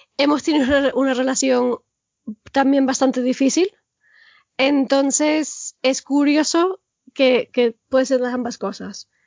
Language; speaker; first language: Spanish; early bilingual, heritage; Spanish